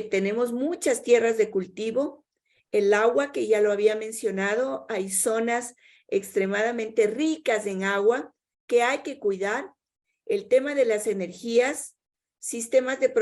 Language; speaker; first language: Spanish; native; Spanish